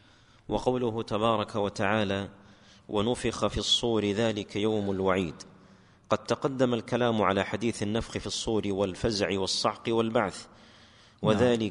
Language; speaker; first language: Arabic; native; Arabic